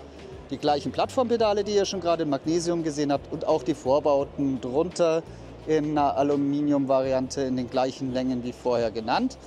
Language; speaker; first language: German; native; German